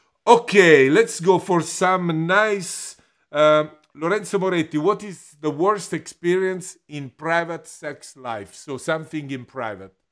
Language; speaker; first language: English; non-native, fluent; Italian